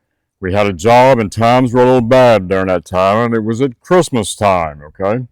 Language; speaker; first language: English; native; English